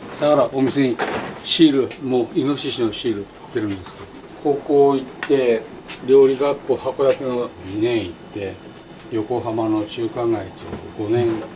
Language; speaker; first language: Japanese; native; Japanese